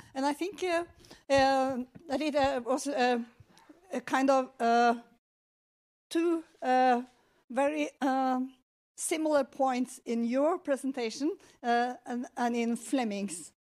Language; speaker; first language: English; non-native, fluent; Norwegian